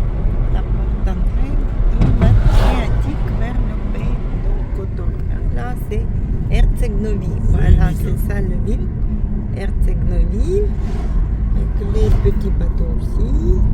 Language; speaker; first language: French; non-native, fluent; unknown